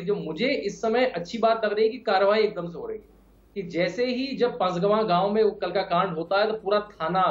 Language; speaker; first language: Hindi; native; Hindi